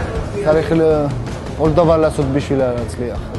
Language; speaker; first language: Hebrew; non-native, learner; Georgian